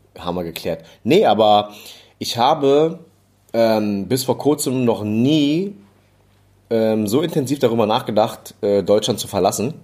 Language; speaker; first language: German; early bilingual, other home language; English